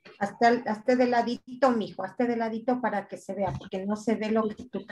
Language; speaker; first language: Spanish; native; Spanish